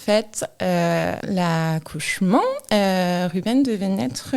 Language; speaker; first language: French; native; French